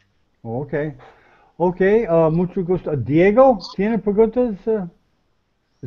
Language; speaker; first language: Spanish; non-native, learner; English